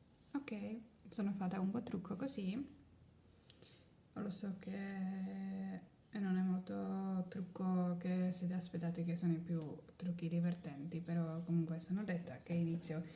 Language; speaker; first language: Italian; non-native, learner; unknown